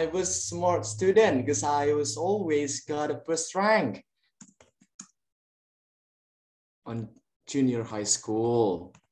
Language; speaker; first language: English; non-native, fluent; Indonesian